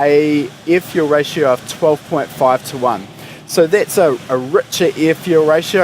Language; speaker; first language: English; native; English